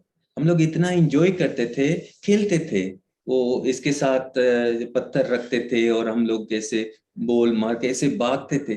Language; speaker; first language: Hindi; native; Hindi